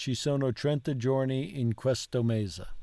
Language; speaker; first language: Italian; non-native, learner; English